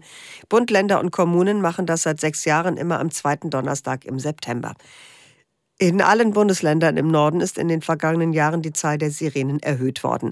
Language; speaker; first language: German; native; German